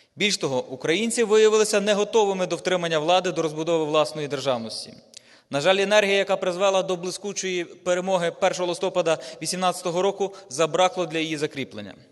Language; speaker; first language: Ukrainian; native; Ukrainian